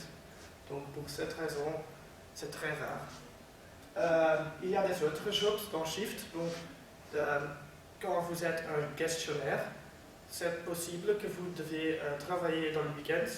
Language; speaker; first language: French; non-native, learner; Dutch